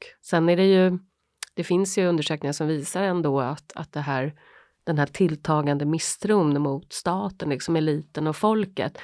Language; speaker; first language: Swedish; native; Swedish